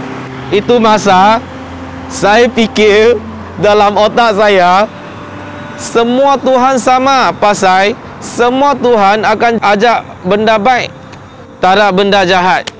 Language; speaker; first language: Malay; non-native, local second language; Min Nan Chinese